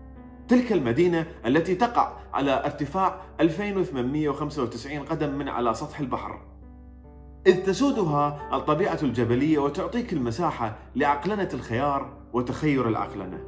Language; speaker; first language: Arabic; native; Arabic